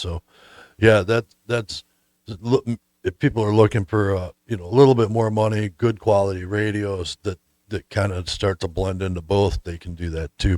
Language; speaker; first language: English; native; English